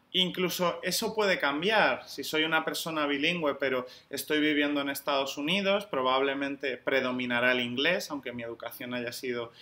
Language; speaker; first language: Spanish; native; Spanish